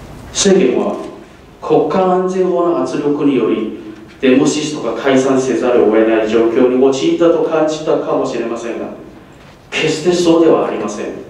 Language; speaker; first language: Japanese; non-native, fluent; Cantonese